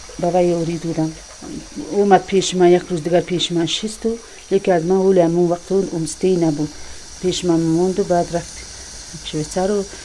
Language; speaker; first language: Tajik; non-native, local second language; Shughni